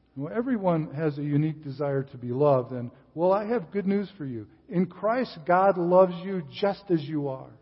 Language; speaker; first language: English; native; English